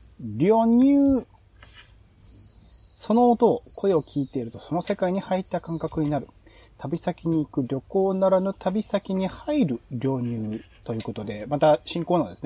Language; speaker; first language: Japanese; native; Japanese